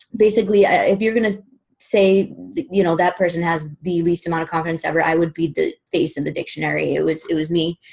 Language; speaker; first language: English; native; English